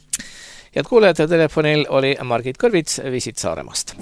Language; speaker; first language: Estonian; native; Estonian